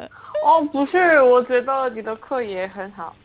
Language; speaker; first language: Chinese; non-native, learner; Korean